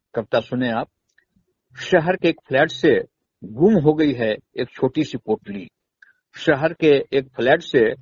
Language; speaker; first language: Hindi; native; Hindi